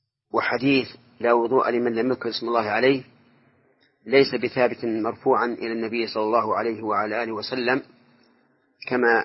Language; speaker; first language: Arabic; native; Arabic